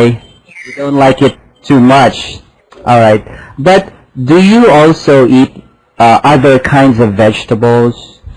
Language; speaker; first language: English; non-native, fluent; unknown